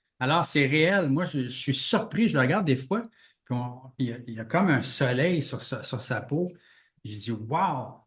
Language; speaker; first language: French; native; French